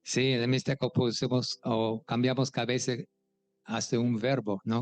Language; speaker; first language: Spanish; non-native, fluent; English